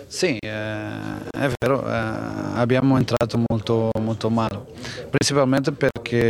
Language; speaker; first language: Italian; non-native, fluent; Portuguese